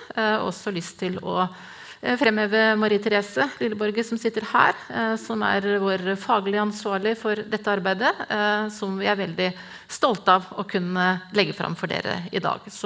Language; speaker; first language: Norwegian; native; Norwegian